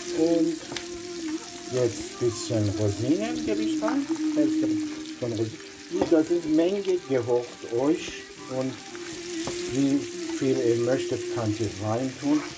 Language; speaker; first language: German; non-native, learner; Persian